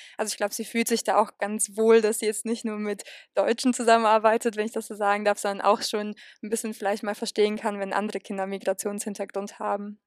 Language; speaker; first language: German; early bilingual, other home language; Polish